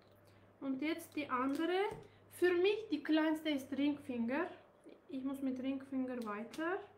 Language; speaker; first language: German; non-native, learner; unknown